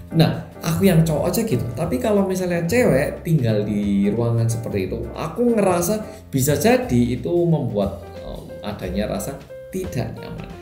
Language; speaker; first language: Indonesian; non-native, fluent; Korean